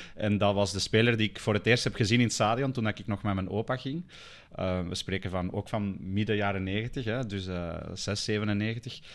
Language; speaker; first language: Dutch; early bilingual, other home language; Spanish